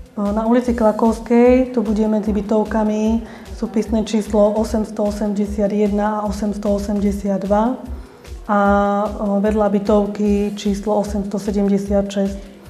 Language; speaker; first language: Slovak; native; Slovak